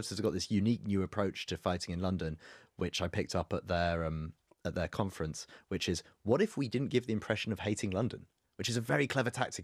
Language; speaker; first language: English; native; English